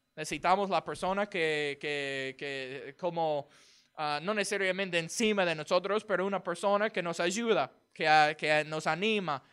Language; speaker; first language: Spanish; non-native, fluent; English